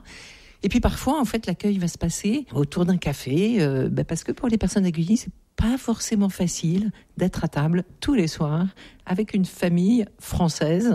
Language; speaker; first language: French; native; French